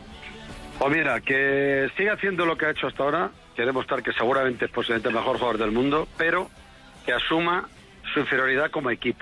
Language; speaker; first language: Spanish; native; Spanish